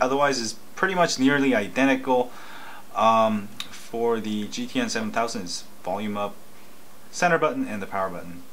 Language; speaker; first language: English; native; English